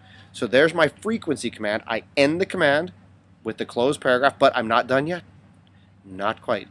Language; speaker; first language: English; native; English